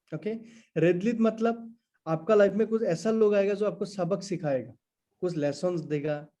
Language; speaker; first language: Hindi; non-native, local second language; Assamese